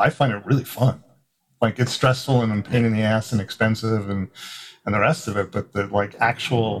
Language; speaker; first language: English; native; English